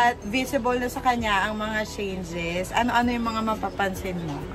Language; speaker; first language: Filipino; native; Filipino